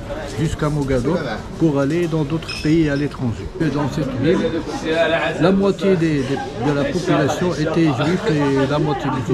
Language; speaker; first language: French; non-native, local second language; Arabic